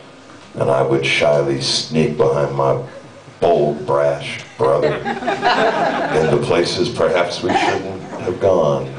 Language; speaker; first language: English; native; English